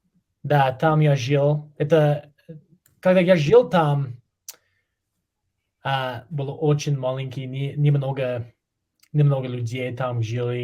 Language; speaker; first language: Russian; non-native, learner; English